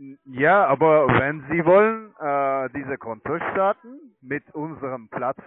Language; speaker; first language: German; non-native, learner; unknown